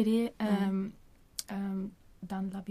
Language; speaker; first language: French; non-native, learner; Swedish